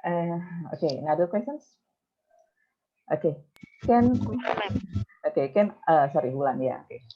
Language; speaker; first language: English; non-native, fluent; Indonesian